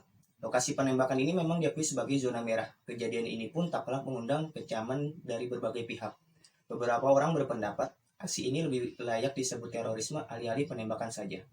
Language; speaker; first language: Indonesian; native; Indonesian